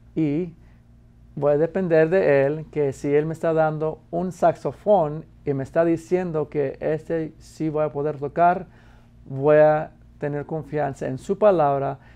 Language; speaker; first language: Spanish; non-native, fluent; English